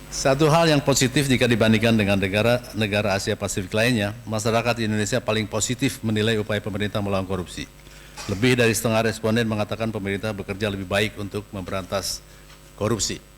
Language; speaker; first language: Indonesian; native; Indonesian